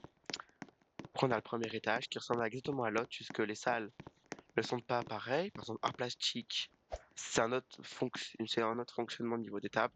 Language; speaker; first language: French; native; French